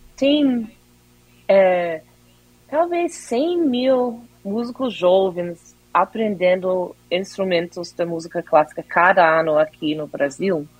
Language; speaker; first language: Portuguese; non-native, fluent; English